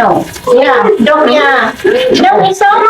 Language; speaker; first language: German; non-native, learner; Filipino